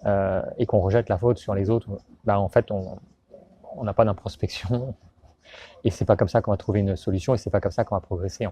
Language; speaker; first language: French; native; French